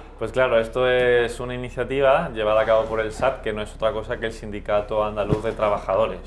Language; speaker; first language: Spanish; native; Spanish